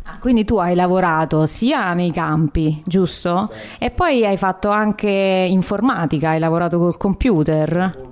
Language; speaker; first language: Italian; native; Italian